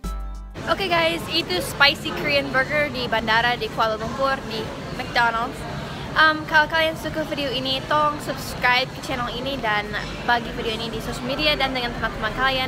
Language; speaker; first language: Indonesian; non-native, fluent; English